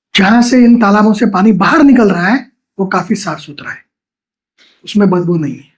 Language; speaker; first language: Hindi; non-native, local second language; Marathi